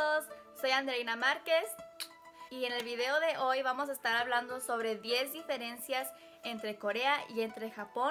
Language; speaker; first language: Spanish; early bilingual, heritage; Spanish